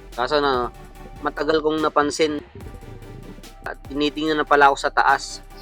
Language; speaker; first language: Filipino; non-native, local second language; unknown